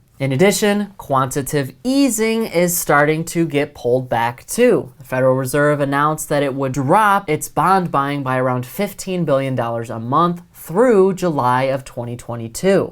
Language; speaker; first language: English; native; English